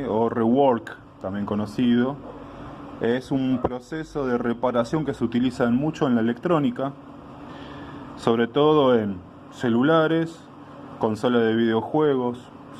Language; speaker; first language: Spanish; native; Spanish